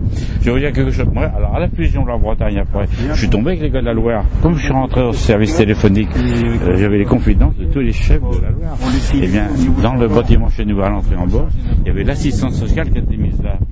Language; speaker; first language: French; native; French